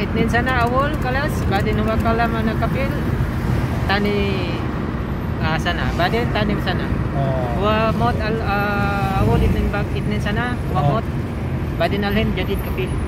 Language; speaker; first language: Arabic; non-native, learner; Filipino